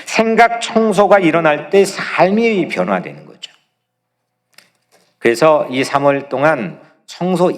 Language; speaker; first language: Korean; native; Korean